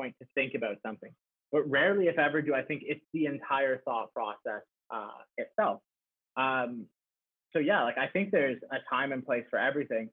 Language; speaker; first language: English; native; English